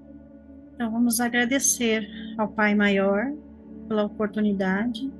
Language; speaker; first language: Portuguese; native; Portuguese